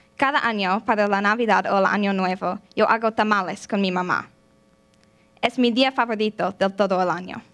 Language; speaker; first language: Spanish; non-native, fluent; English